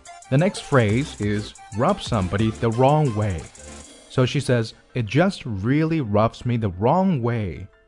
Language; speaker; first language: English; non-native, fluent; Chinese